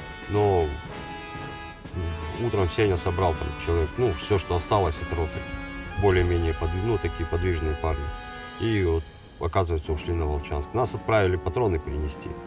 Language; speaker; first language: Russian; native; Russian